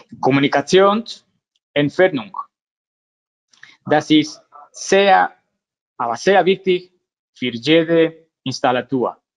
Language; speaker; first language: German; non-native, learner; Spanish